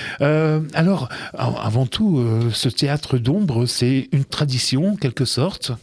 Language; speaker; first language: French; native; French